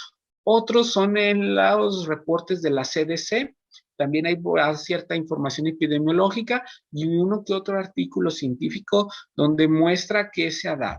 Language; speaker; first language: Spanish; native; Spanish